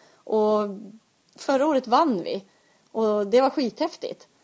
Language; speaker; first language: Swedish; native; Swedish